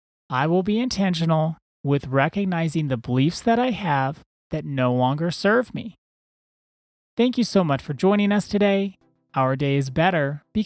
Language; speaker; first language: English; native; English